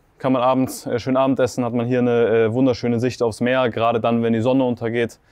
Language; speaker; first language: German; native; German